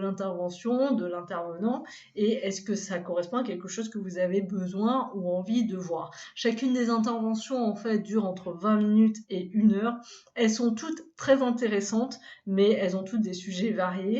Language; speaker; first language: French; native; French